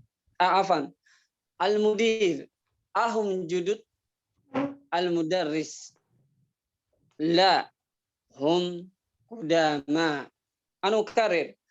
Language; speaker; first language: Arabic; non-native, fluent; Indonesian